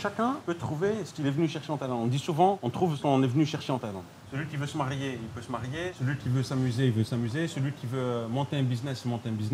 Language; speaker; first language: French; native; French